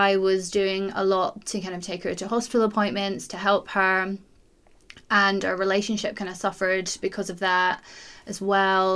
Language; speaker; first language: English; native; English